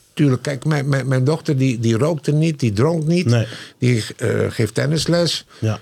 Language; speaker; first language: Dutch; non-native, fluent; Malay